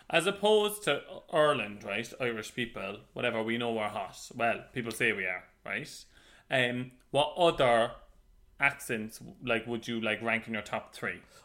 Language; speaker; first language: English; native; English